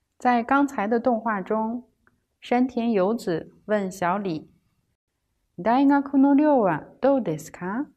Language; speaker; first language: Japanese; non-native, fluent; Chinese